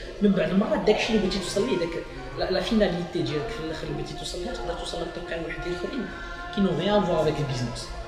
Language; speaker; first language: French; non-native, local second language; Arabic